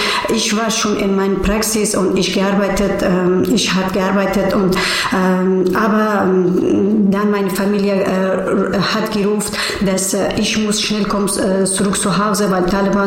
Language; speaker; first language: German; non-native, learner; Persian